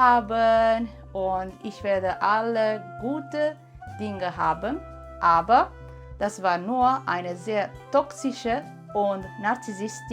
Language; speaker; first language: German; non-native, learner; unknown